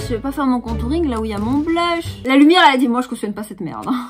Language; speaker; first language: French; native; French